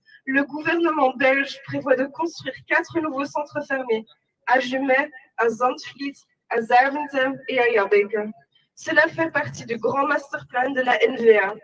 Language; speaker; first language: French; native; French